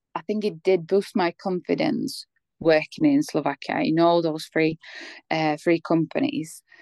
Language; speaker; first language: English; non-native, fluent; Polish